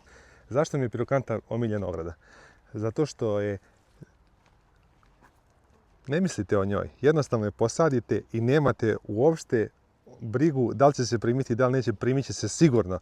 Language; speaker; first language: Croatian; native; Croatian